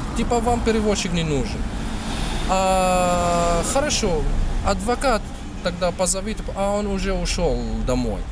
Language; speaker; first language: Russian; non-native, fluent; Arabic